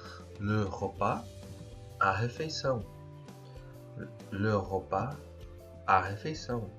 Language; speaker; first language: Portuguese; non-native, fluent; French